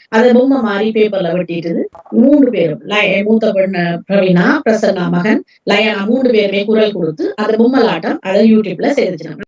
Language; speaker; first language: Tamil; early bilingual, heritage; Tamil